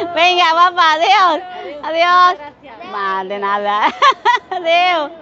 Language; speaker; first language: Spanish; non-native, learner; Indonesian